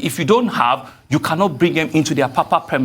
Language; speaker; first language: English; non-native, local second language; Yoruba